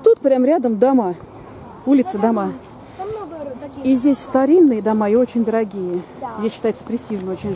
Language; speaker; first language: Russian; native; Russian